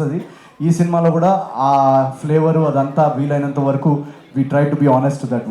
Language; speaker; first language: Telugu; native; Telugu